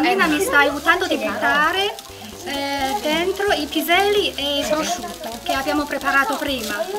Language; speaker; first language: Italian; non-native, fluent; Chinese